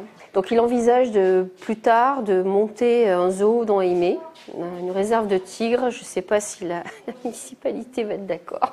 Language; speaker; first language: French; native; French